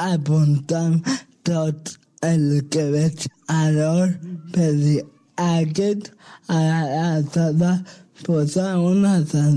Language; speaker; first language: Catalan; non-native, local second language; Spanish